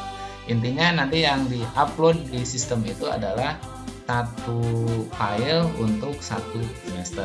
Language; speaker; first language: Indonesian; native; Indonesian